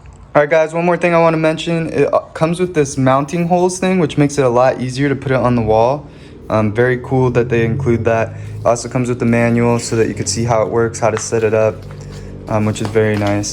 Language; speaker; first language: English; native; English